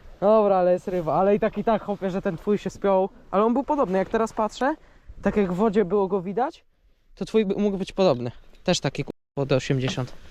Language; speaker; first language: Polish; native; Polish